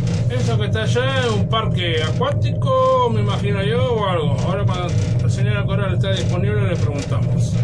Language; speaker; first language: Spanish; native; Spanish